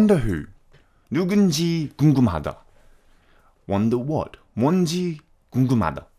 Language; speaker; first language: Korean; non-native, fluent; English